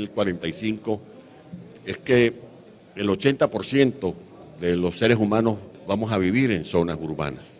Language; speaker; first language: Spanish; native; Spanish